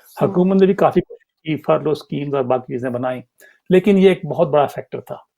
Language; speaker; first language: Urdu; native; Urdu